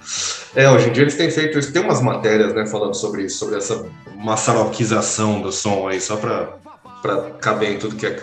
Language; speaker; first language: Portuguese; native; Portuguese